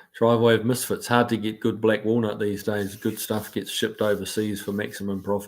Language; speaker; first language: English; native; English